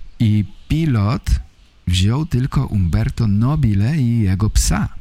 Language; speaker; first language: Polish; native; Polish